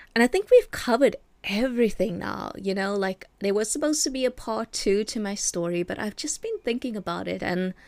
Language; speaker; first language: English; native; English